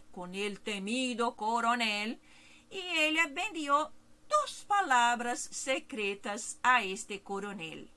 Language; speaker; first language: Spanish; non-native, fluent; Portuguese